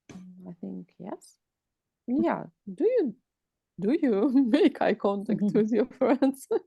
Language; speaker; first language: English; non-native, learner; Russian